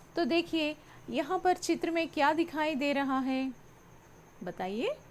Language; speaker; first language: Hindi; non-native, local second language; Telugu